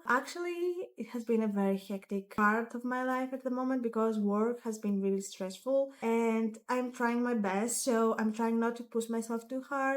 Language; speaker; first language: English; non-native, fluent; Greek